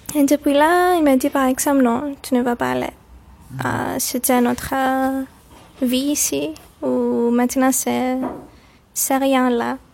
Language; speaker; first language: French; non-native, learner; Greek